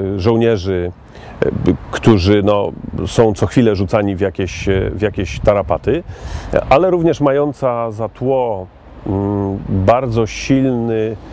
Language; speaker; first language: Polish; native; Polish